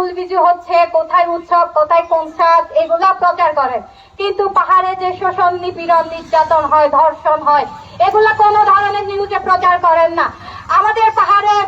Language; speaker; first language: Bangla; non-native, local second language; Chakma